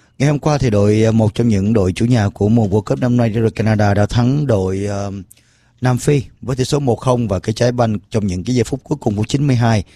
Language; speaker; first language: Vietnamese; early bilingual, heritage; Vietnamese